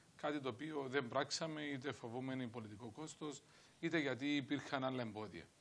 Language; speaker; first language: Greek; native; Greek